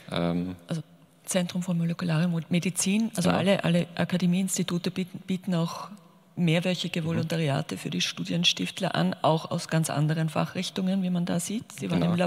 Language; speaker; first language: German; native; German